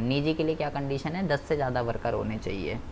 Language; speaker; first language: Hindi; native; Hindi